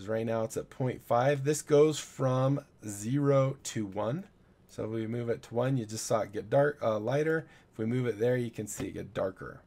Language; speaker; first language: English; native; English